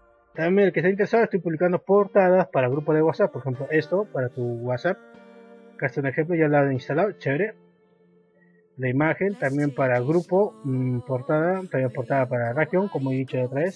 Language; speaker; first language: Spanish; native; Spanish